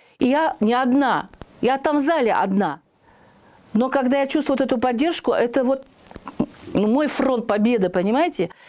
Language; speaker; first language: Russian; native; Russian